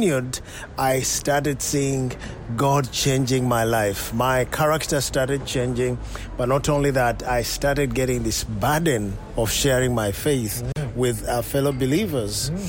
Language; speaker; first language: English; non-native, local second language; Ganda